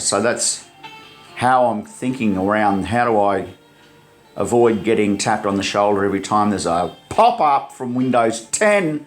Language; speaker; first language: English; native; English